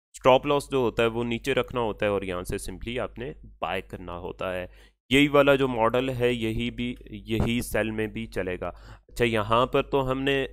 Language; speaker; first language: Urdu; native; Urdu